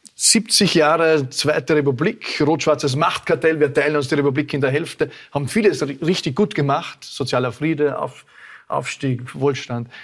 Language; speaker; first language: German; native; German